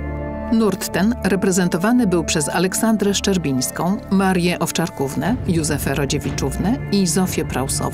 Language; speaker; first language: Polish; native; Polish